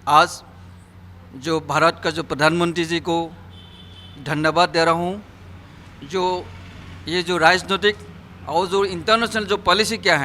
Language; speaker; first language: Hindi; non-native, local second language; Assamese